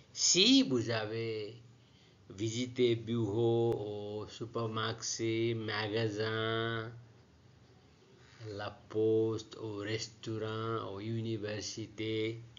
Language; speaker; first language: French; non-native, learner; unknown